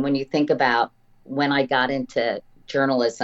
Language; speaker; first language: English; native; English